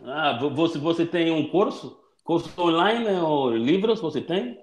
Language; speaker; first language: Portuguese; non-native, learner; English